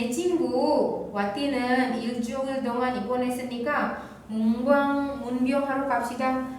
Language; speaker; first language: Korean; non-native, fluent; Indonesian